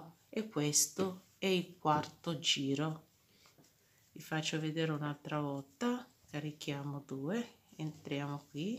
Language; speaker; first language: Italian; non-native, fluent; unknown